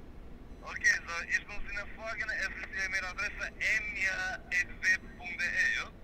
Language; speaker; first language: German; non-native, learner; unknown